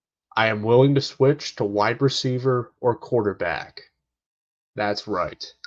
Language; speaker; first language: English; native; English